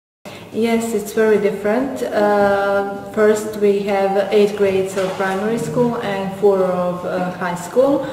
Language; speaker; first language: English; non-native, fluent; Serbian